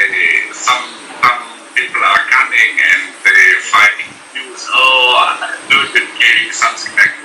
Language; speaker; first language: English; non-native, fluent; German